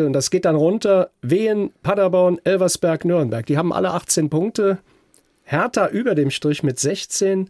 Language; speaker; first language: German; native; German